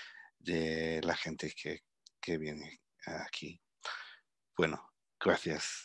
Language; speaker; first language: Spanish; early bilingual, heritage; Spanish